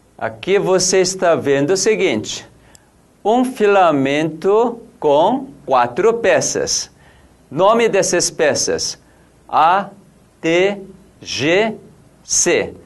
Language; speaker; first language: Portuguese; non-native, fluent; Korean